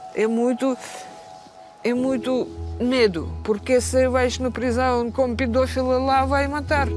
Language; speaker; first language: Portuguese; non-native, learner; Russian